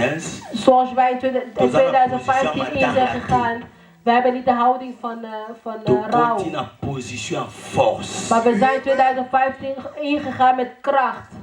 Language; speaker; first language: Dutch; non-native, fluent; Lingala